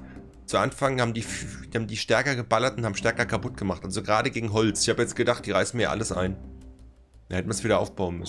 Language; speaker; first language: German; native; German